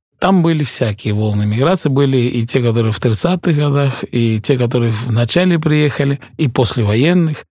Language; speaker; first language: Russian; early bilingual, heritage; Russian